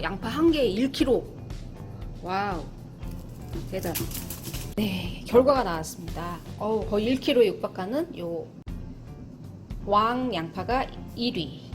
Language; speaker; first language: Korean; native; Korean